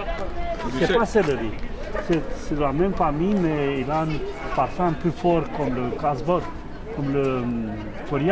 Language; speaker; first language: French; non-native, learner; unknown